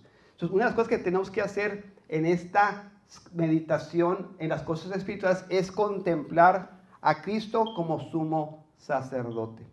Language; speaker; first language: Spanish; native; Spanish